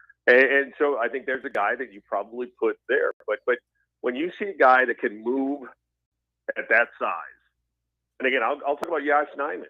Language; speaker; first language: English; native; English